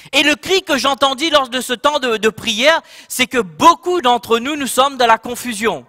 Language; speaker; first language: French; non-native, local second language; Morisyen